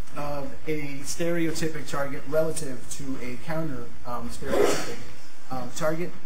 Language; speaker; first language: English; native; English